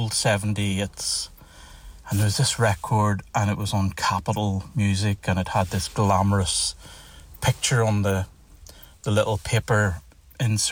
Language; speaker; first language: English; native; English